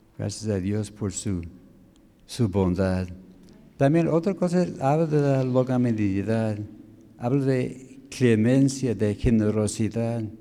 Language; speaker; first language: Spanish; non-native, fluent; English